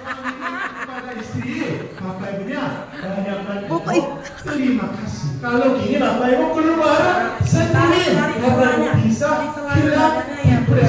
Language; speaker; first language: Indonesian; non-native, learner; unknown